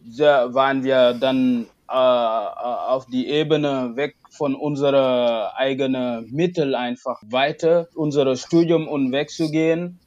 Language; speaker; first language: German; non-native, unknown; Wolof